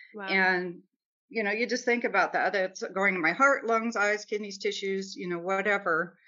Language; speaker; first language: English; native; English